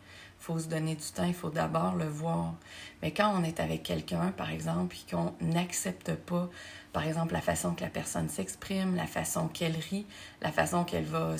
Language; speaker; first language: French; native; French